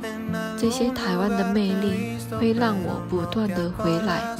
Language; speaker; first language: Chinese; non-native, fluent; Korean